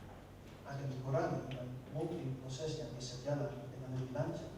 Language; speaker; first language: Indonesian; non-native, fluent; Dutch